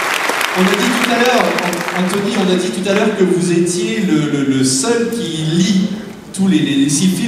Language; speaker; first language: French; native; French